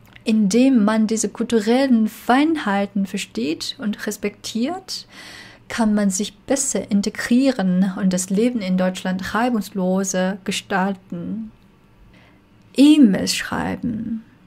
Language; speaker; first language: German; non-native, fluent; Chinese